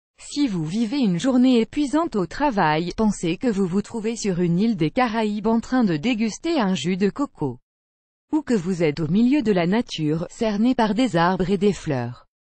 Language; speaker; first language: French; native; French